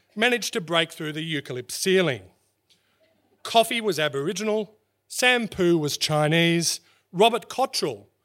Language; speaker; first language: English; native; English